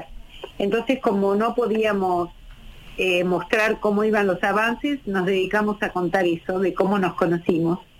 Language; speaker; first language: Spanish; native; Spanish